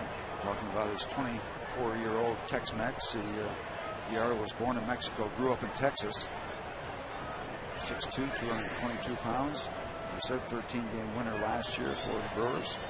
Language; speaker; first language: English; native; English